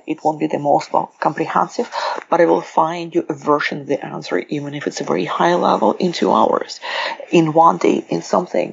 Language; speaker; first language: English; non-native, fluent; Russian